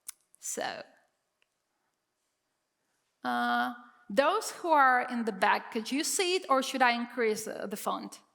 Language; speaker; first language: English; non-native, fluent; Czech